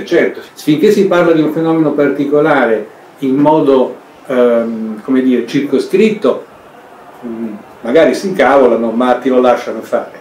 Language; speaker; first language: Italian; native; Italian